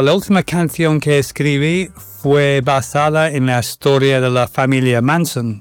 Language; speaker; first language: Spanish; non-native, fluent; English